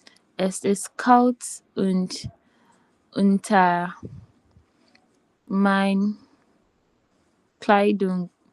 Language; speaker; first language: German; non-native, learner; Filipino